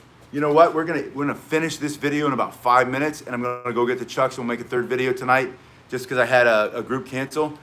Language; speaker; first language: English; native; English